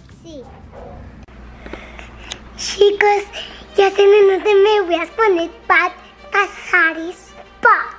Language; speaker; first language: Spanish; early bilingual, heritage; Spanish